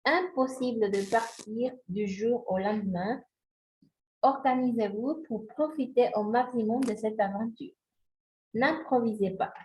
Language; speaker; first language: French; non-native, fluent; Spanish